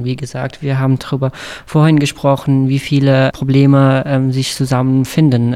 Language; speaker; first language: German; non-native, fluent; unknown